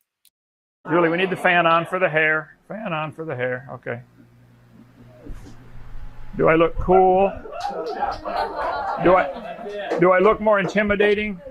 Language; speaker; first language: English; native; English